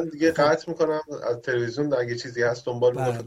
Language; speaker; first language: Persian; native; Persian